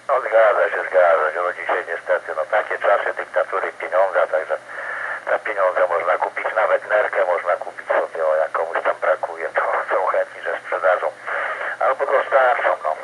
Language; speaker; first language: Polish; native; Polish